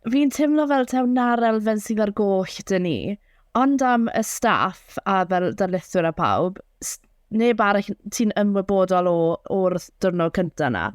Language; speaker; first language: Welsh; native; Welsh